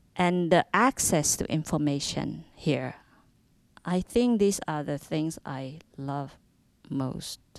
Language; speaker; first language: English; non-native, fluent; Indonesian